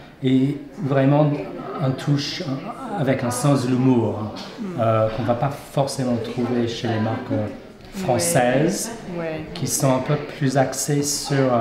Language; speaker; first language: French; non-native, fluent; English